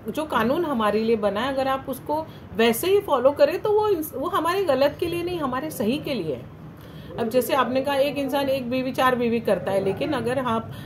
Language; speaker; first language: Hindi; non-native, local second language; Marathi